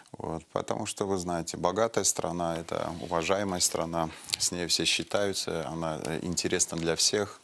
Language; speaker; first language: Russian; non-native, local second language; Azerbaijani